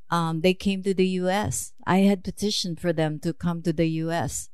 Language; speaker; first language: English; non-native, local second language; Filipino